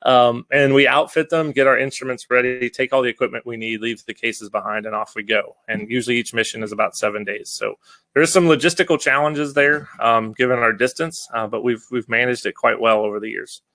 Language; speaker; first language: English; native; English